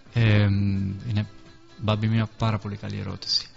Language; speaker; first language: Greek; non-native, fluent; Italian